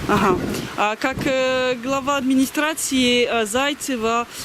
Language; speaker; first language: Russian; non-native, fluent; French